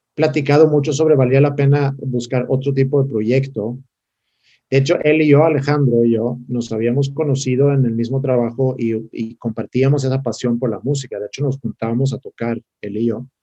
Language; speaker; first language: Spanish; non-native, fluent; Swedish